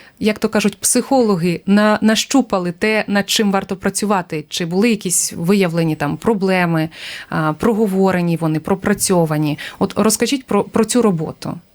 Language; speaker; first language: Ukrainian; native; Ukrainian